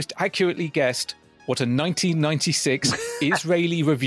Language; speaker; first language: English; native; English